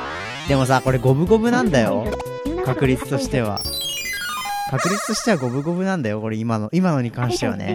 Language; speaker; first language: Japanese; native; Japanese